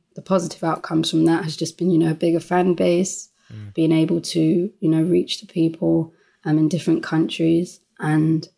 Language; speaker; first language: English; native; English